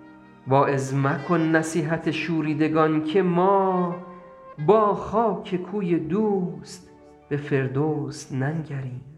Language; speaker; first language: Persian; native; Persian